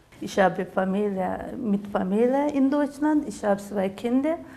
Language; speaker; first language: German; non-native, learner; Azerbaijani